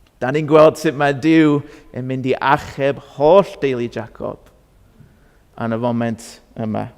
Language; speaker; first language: Welsh; non-native, fluent; English